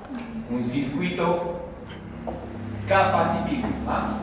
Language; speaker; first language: Spanish; native; Spanish